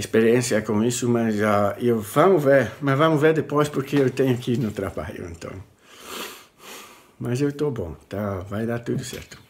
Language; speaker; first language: Portuguese; non-native, fluent; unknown